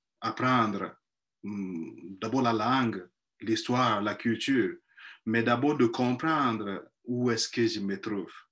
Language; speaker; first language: French; non-native, fluent; Igbo